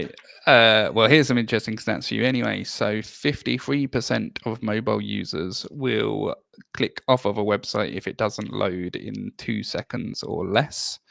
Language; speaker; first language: English; native; English